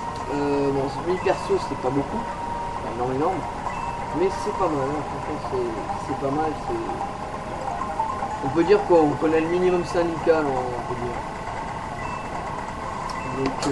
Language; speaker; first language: French; native; French